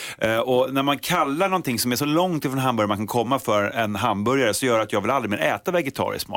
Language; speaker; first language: Swedish; native; Swedish